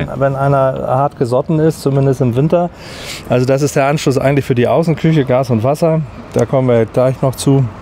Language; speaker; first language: German; native; German